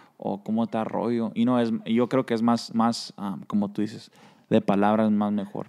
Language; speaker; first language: Spanish; early bilingual, heritage; Spanish